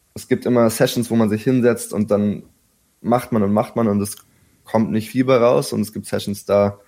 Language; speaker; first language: German; native; German